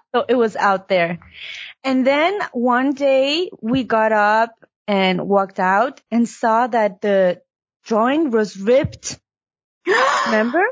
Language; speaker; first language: English; early bilingual, heritage; Chinese